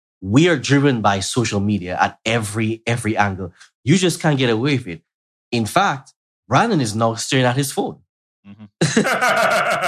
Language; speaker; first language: English; native; English